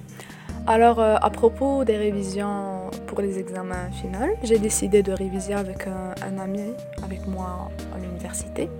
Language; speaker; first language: French; non-native, local second language; Arabic